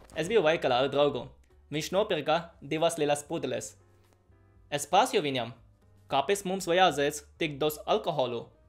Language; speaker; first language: Latvian; non-native, fluent; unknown